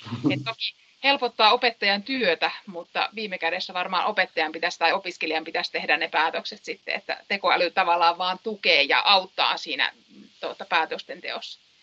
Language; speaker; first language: Finnish; native; Finnish